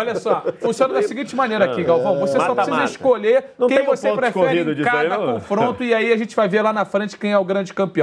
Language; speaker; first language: Portuguese; native; Portuguese